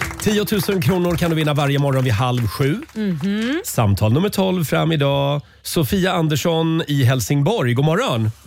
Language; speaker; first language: Swedish; native; Swedish